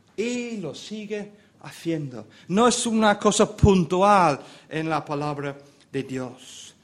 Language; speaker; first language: Spanish; non-native, fluent; English